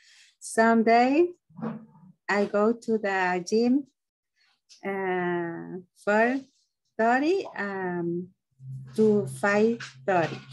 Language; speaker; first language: English; non-native, learner; Spanish